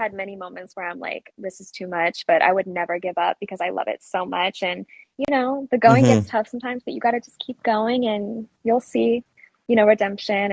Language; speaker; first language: English; native; English